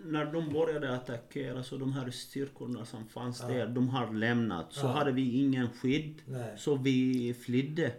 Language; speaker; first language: Swedish; non-native, fluent; Arabic